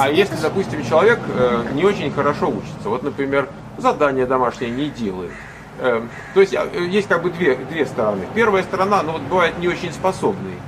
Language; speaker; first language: Russian; native; Russian